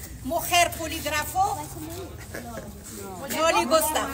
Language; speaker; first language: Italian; non-native, learner; Arabic